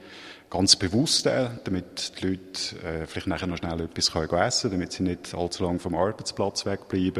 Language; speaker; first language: German; native; German